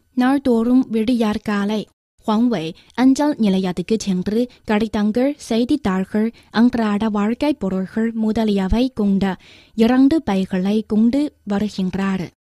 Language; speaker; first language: Tamil; non-native, fluent; Chinese